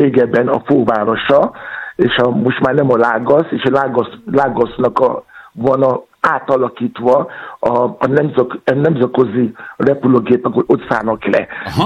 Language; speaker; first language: Hungarian; non-native, fluent; Yoruba